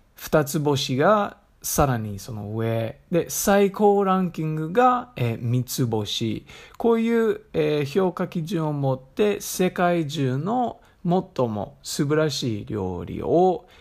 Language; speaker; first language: Japanese; non-native, fluent; English